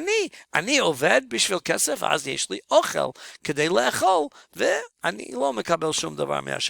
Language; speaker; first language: Hebrew; non-native, fluent; English